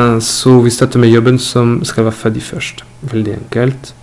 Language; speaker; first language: Norwegian; non-native, learner; French